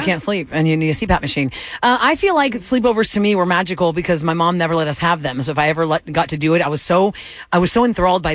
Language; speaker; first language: English; native; English